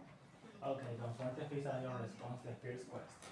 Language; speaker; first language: English; non-native, learner; Spanish